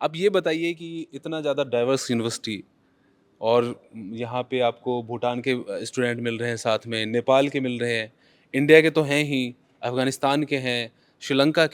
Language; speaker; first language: Hindi; native; Hindi